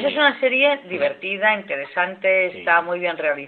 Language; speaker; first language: Spanish; native; Spanish